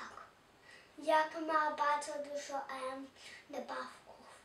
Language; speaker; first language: Polish; early bilingual, heritage; Polish